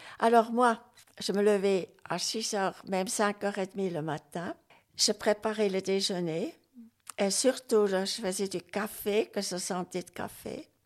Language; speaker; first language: French; non-native, local second language; Swiss German